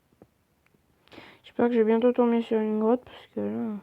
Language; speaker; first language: French; native; French